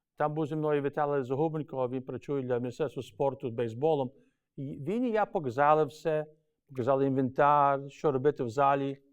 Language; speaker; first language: Ukrainian; early bilingual, heritage; Ukrainian